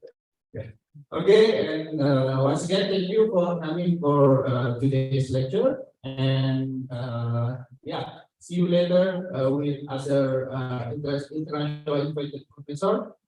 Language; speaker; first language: English; non-native, learner; Indonesian